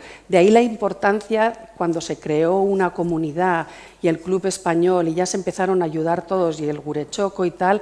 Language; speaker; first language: Spanish; native; Spanish